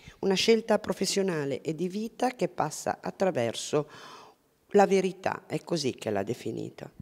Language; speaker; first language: Italian; native; Italian